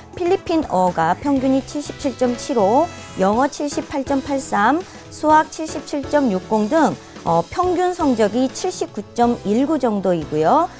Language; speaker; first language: Korean; native; Korean